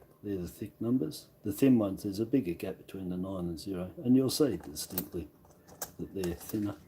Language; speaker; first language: English; native; English